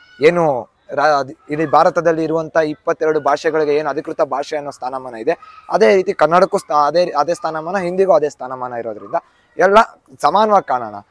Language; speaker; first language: Kannada; native; Kannada